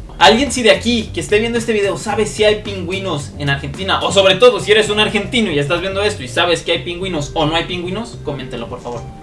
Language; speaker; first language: Spanish; native; Spanish